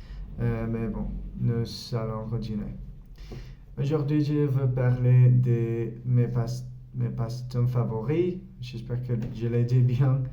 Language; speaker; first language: French; non-native, learner; Spanish